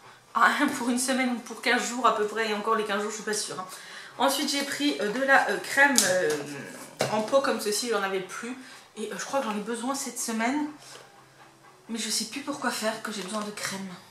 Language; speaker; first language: French; native; French